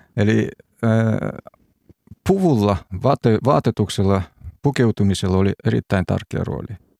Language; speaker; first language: Finnish; non-native, fluent; Russian